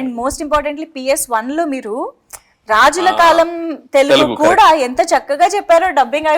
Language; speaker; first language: Telugu; native; Telugu